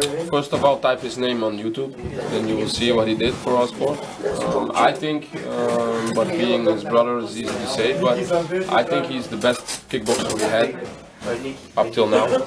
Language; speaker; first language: English; non-native, fluent; Dutch